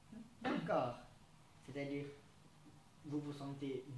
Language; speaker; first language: French; non-native, fluent; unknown